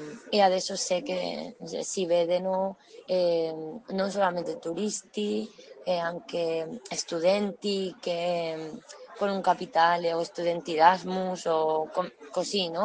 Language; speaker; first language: Italian; non-native, learner; Spanish